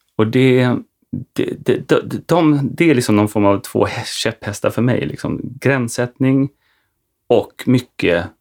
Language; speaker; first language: Swedish; native; Swedish